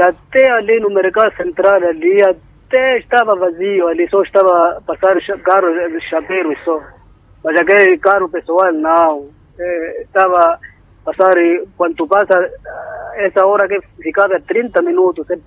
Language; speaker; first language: Portuguese; non-native, local second language; Makhuwa